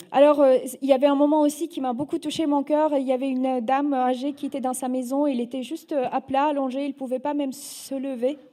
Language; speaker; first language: French; non-native, fluent; Russian